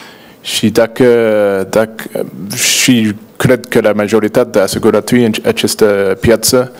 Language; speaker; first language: Romanian; non-native, learner; English